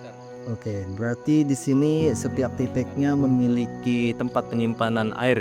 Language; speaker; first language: Indonesian; native; Indonesian